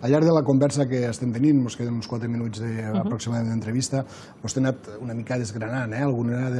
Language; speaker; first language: Catalan; native; Catalan